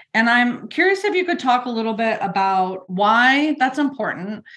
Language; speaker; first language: English; native; English